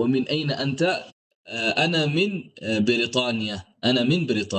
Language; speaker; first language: Arabic; non-native, fluent; English